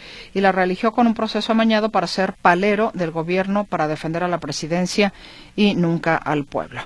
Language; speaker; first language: Spanish; native; Spanish